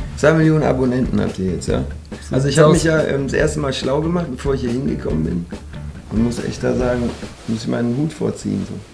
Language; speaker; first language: German; native; German